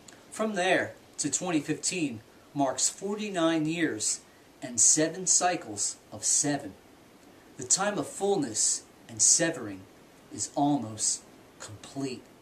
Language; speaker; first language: English; native; English